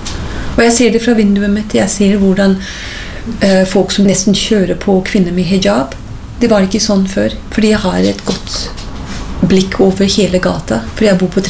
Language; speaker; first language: Norwegian; non-native, fluent; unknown